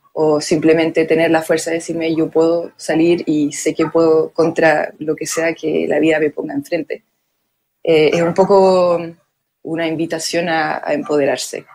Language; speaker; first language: Spanish; early bilingual, other home language; French